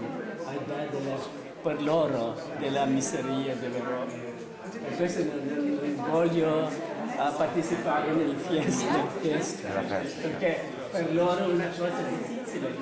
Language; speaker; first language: Italian; non-native, learner; English